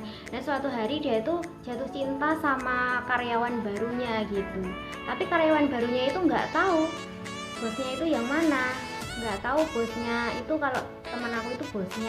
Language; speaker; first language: Indonesian; native; Indonesian